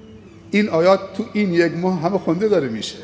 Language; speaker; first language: Persian; native; Persian